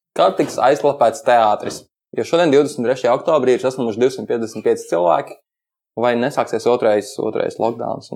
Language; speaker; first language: Latvian; native; Latvian